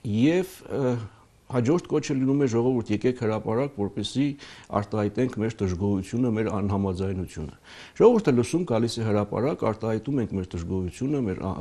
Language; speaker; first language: Armenian; native; Armenian